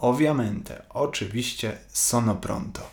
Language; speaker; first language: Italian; non-native, learner; Polish